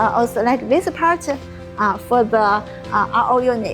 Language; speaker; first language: English; non-native, learner; Chinese